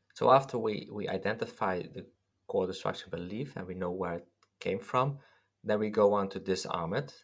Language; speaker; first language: English; non-native, fluent; Dutch